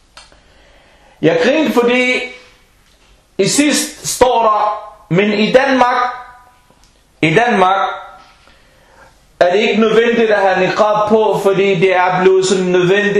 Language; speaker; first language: Danish; non-native, local second language; Arabic